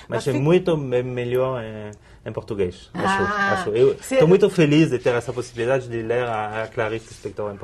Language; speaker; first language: Portuguese; non-native, fluent; French